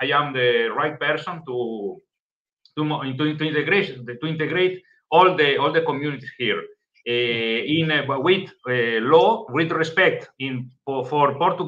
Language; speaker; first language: English; non-native, learner; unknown